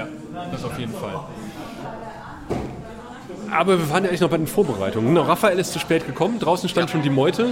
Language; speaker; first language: German; native; German